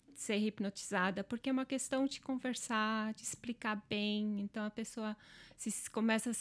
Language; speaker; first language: Portuguese; non-native, local second language; German